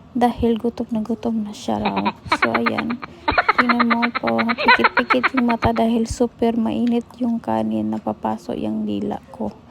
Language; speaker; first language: Filipino; non-native, local second language; Cebuano